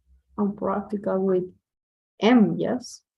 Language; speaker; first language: English; non-native, learner; Spanish